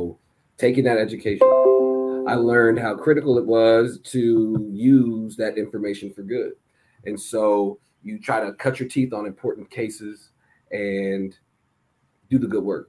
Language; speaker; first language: English; native; English